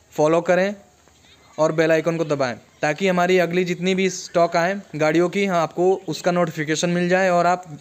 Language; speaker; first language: Hindi; native; Hindi